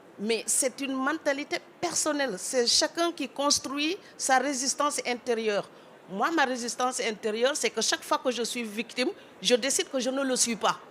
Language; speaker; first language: French; non-native, local second language; Wolof